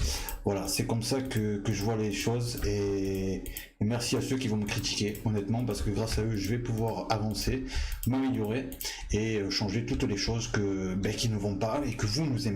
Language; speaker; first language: French; native; French